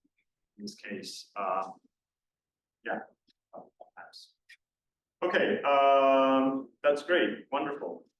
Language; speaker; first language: English; native; English